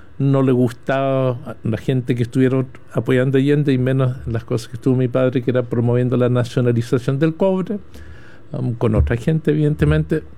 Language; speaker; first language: Spanish; early bilingual, heritage; Spanish